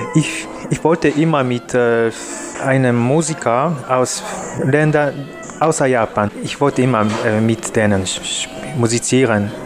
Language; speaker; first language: German; non-native, learner; Japanese